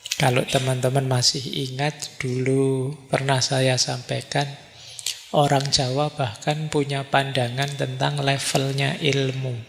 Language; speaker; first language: Indonesian; native; Indonesian